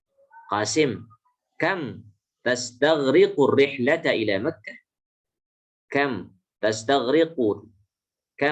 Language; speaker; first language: Arabic; non-native, fluent; Indonesian